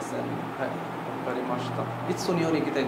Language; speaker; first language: Japanese; non-native, fluent; Bangla